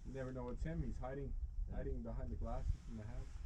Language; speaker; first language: English; native; English